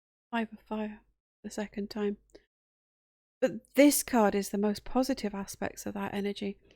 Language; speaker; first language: English; native; English